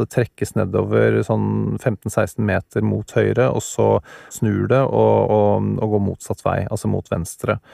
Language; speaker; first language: Norwegian; native; Norwegian